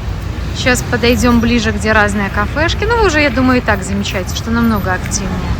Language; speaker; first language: Russian; native; Russian